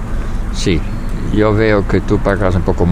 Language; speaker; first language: Spanish; non-native, fluent; Dutch